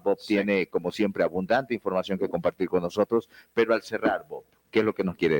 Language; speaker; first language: Spanish; native; Spanish